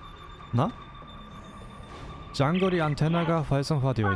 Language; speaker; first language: Korean; non-native, fluent; German